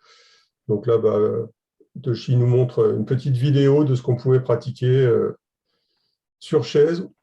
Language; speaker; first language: French; native; French